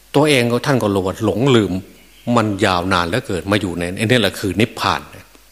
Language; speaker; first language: Thai; native; Thai